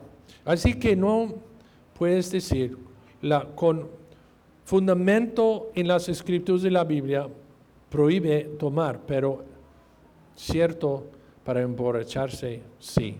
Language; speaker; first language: Spanish; non-native, fluent; English